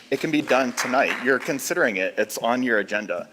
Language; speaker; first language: English; native; English